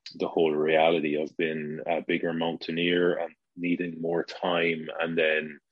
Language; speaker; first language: English; native; English